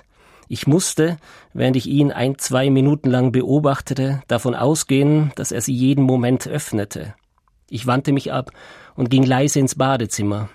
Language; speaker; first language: German; native; German